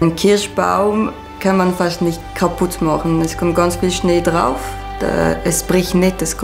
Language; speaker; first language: German; non-native, local second language; French